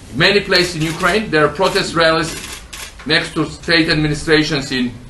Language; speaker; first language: English; non-native, fluent; Georgian